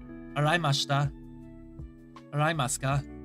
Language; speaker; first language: Japanese; non-native, learner; English